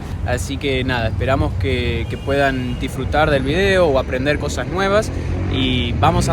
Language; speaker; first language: Spanish; native; Spanish